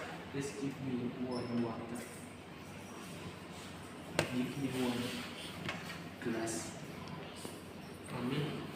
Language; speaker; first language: English; non-native, learner; Indonesian